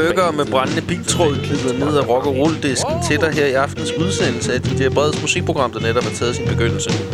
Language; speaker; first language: Danish; native; Danish